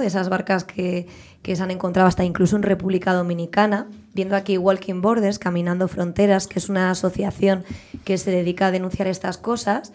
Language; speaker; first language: Spanish; native; Spanish